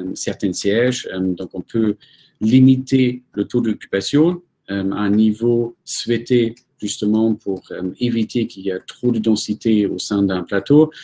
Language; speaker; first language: French; non-native, fluent; German